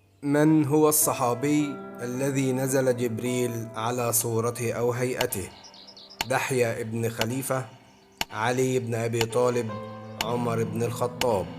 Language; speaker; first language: Arabic; native; Arabic